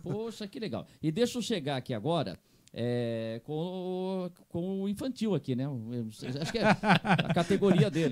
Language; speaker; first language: Portuguese; native; Portuguese